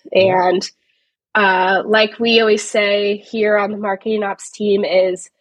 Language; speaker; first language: English; native; English